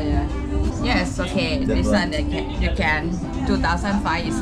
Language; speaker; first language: English; non-native, learner; Thai